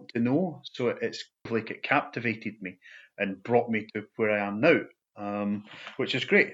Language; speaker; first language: English; native; English